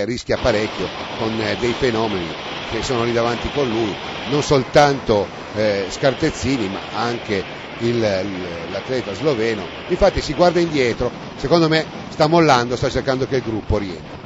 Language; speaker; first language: Italian; native; Italian